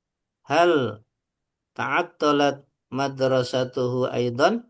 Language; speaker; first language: Arabic; non-native, learner; Indonesian